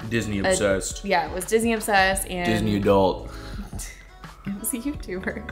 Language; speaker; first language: English; native; English